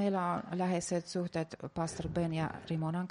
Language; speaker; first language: Finnish; non-native, fluent; Russian